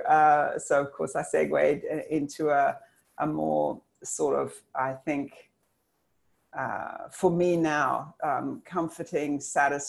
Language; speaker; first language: English; native; English